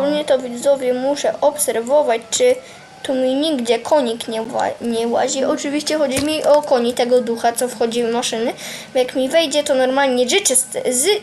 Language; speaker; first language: Polish; native; Polish